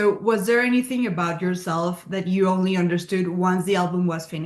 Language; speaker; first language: English; non-native, fluent; Spanish